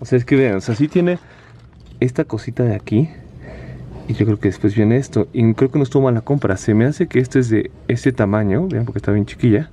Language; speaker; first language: Spanish; native; Spanish